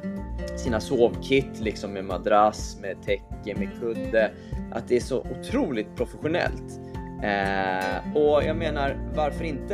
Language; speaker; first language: Swedish; native; Swedish